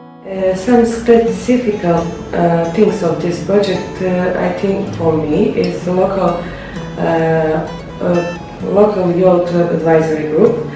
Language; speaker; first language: English; non-native, learner; Bosnian